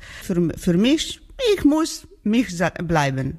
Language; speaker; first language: German; non-native, learner; Georgian